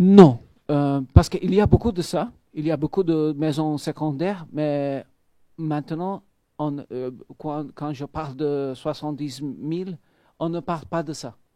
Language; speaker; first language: French; non-native, fluent; Maltese